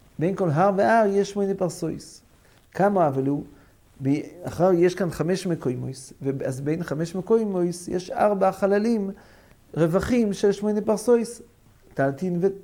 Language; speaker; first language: Hebrew; non-native, fluent; English